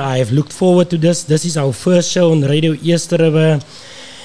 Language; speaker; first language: English; non-native, local second language; Afrikaans